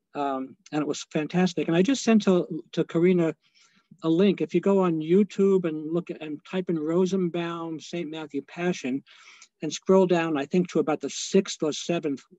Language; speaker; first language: English; native; English